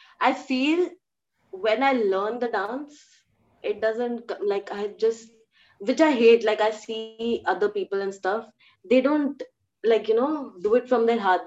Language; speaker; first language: English; early bilingual, other home language; Hindi